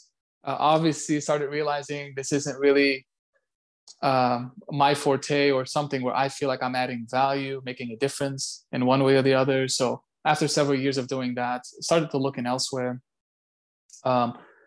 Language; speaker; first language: English; non-native, fluent; Turkish